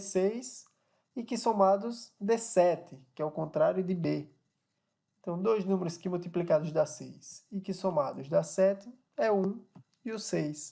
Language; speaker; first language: Portuguese; native; Portuguese